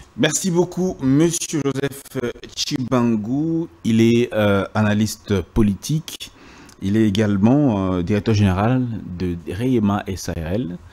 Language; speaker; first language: French; non-native, local second language; Lingala